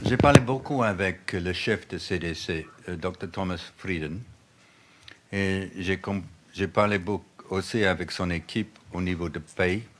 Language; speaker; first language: French; non-native, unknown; English